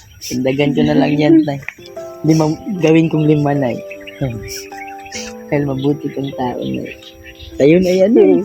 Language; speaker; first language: Filipino; non-native, local second language; Cebuano